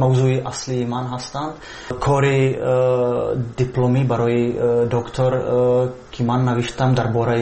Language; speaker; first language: Tajik; non-native, fluent; Czech